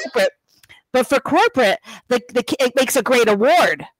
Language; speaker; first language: English; native; English